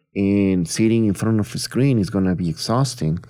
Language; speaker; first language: English; non-native, fluent; Spanish